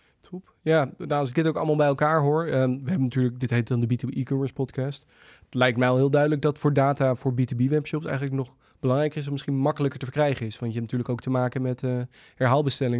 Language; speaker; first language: Dutch; native; Dutch